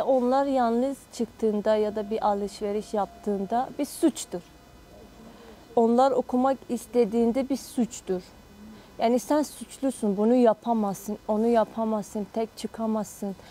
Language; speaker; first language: Turkish; non-native, fluent; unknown